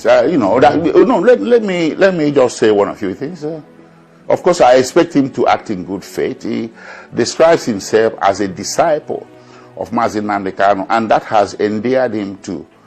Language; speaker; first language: English; non-native, local second language; Igbo